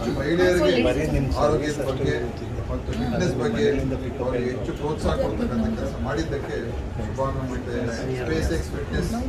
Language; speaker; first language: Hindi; non-native, local second language; Urdu